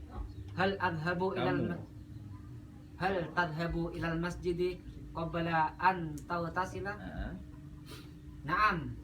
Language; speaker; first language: Arabic; non-native, learner; Indonesian